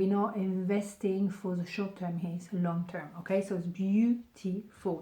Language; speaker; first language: English; non-native, fluent; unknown